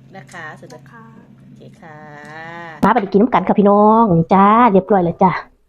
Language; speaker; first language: Thai; native; Thai